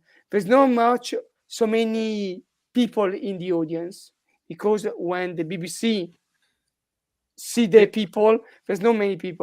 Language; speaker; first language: English; non-native, learner; Italian